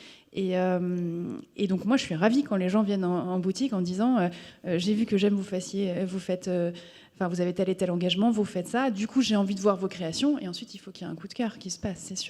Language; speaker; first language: French; native; French